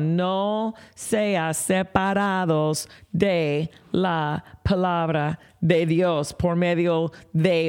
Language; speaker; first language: Spanish; non-native, fluent; English